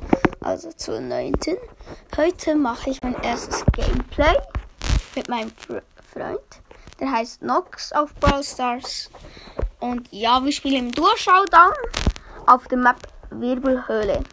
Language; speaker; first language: German; native; German